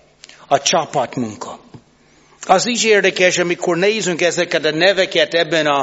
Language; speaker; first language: Hungarian; non-native, fluent; English